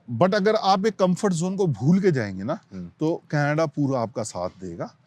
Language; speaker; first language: Hindi; native; Hindi